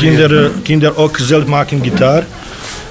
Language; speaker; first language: Dutch; non-native, learner; Bosnian